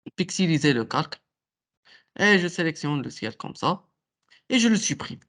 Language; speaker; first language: French; non-native, local second language; Arabic